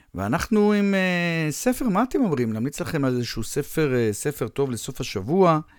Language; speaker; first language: Hebrew; native; Hebrew